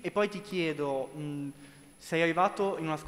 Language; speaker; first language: Italian; native; Italian